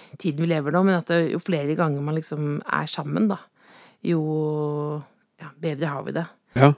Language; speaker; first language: Norwegian; native; Norwegian